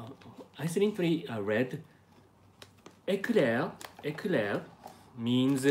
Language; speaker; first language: English; non-native, learner; Japanese